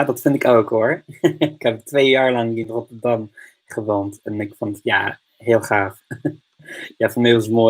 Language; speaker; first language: Dutch; non-native, fluent; English